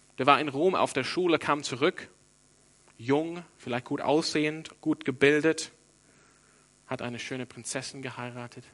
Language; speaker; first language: German; non-native, fluent; English